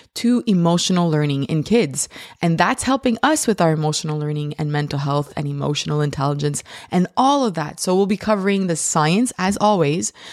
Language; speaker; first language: English; native; English